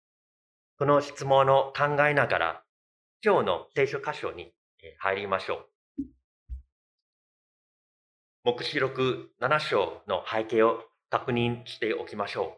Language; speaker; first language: Japanese; non-native, fluent; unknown